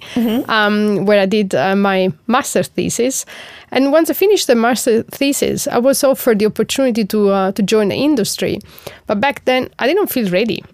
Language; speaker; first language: English; non-native, fluent; Italian